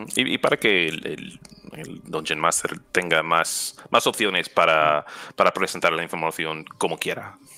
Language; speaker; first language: Spanish; non-native, fluent; English